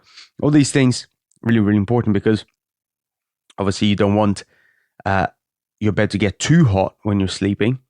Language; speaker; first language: English; native; English